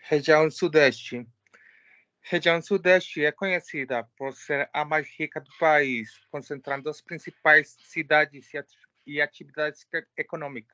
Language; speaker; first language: Portuguese; non-native, learner; Spanish